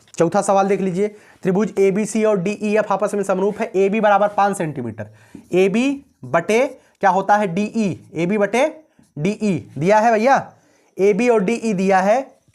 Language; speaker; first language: Hindi; native; Hindi